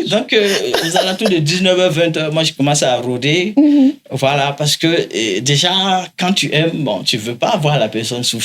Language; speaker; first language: French; non-native, local second language; Mossi